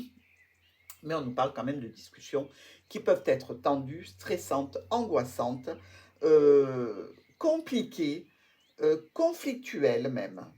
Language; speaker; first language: French; native; French